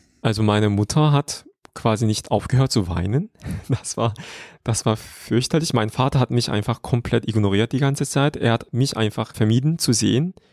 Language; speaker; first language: German; non-native, fluent; Korean